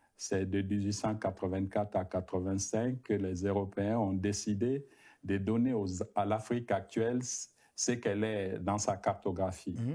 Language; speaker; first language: French; non-native, local second language; Bambara